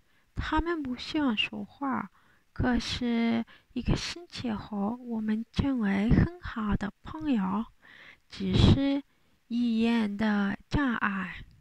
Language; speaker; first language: Chinese; non-native, learner; Spanish